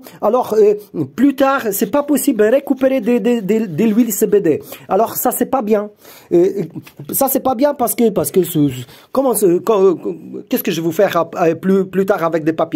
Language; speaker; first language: French; non-native, learner; Polish